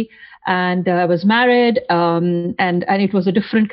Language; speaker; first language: English; non-native, local second language; Hindi